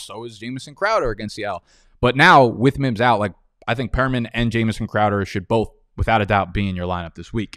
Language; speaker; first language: English; native; English